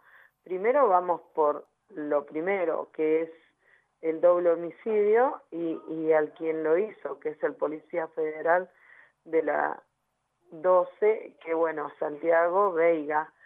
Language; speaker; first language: Spanish; native; Spanish